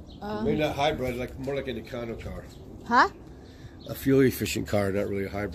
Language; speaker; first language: English; native; English